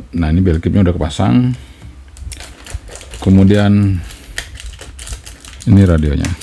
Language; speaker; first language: Indonesian; native; Indonesian